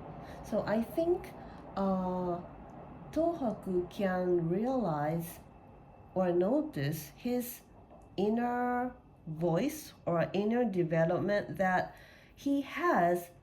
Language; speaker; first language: English; non-native, learner; Japanese